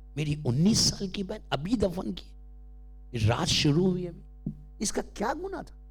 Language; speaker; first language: Urdu; native; Urdu